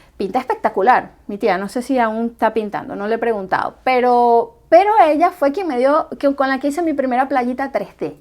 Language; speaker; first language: Spanish; native; Spanish